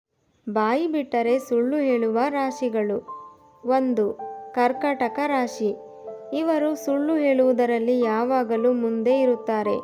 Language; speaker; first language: Kannada; native; Kannada